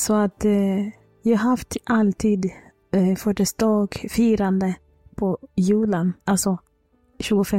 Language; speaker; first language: Swedish; non-native, fluent; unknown